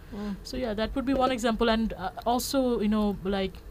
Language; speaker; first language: English; non-native, local second language; Bangla